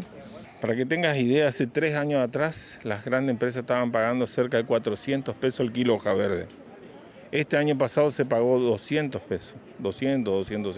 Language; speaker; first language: Spanish; native; Spanish